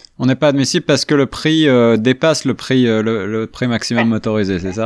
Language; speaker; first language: French; native; French